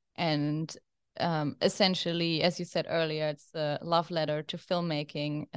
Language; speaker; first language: English; non-native, fluent; German